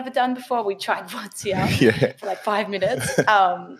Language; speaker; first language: English; native; English